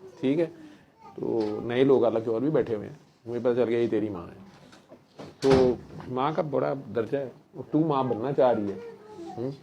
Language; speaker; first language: Urdu; non-native, local second language; Punjabi